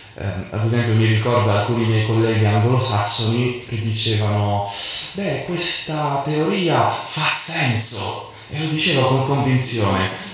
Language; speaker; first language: Italian; non-native, fluent; Arabic